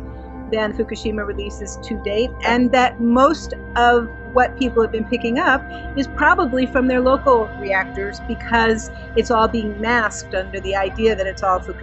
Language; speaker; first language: English; native; English